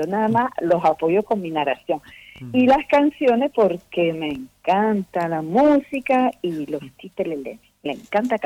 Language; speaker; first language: Spanish; non-native, fluent; French